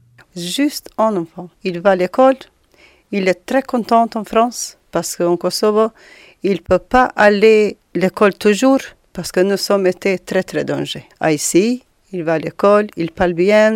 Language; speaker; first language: French; non-native, learner; Albanian